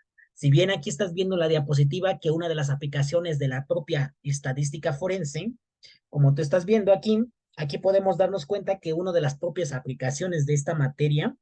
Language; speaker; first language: Spanish; native; Spanish